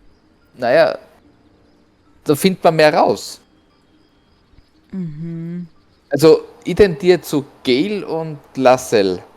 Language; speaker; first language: German; native; German